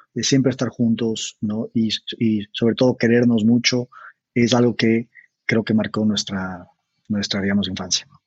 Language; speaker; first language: Spanish; native; Spanish